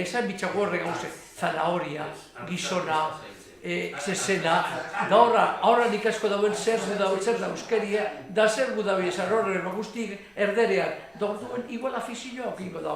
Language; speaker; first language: Basque; native; Basque